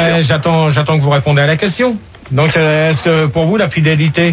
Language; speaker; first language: French; native; French